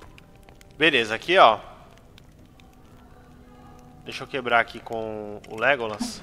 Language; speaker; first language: Portuguese; native; Portuguese